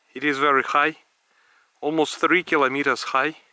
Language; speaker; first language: English; non-native, fluent; Russian